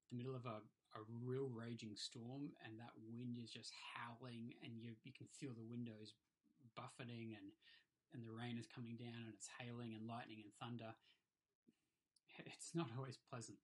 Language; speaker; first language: English; native; English